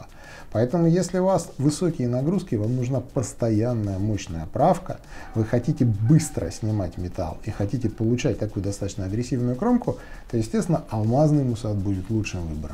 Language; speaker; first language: Russian; native; Russian